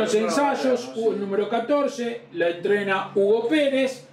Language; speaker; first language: Spanish; native; Spanish